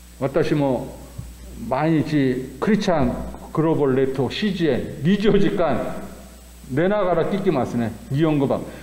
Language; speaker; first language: Japanese; non-native, fluent; Korean